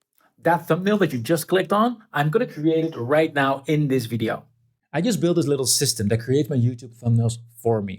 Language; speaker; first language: English; non-native, fluent; Dutch